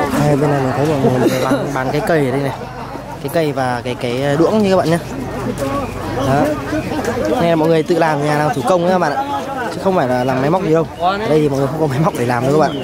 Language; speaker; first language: Vietnamese; native; Vietnamese